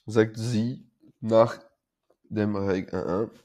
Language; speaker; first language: German; non-native, learner; French